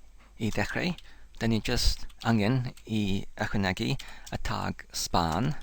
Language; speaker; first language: Welsh; non-native, learner; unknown